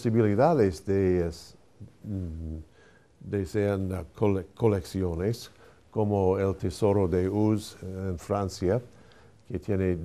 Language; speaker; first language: Spanish; non-native, fluent; English